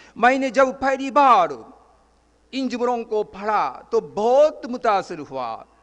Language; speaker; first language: Urdu; non-native, fluent; Japanese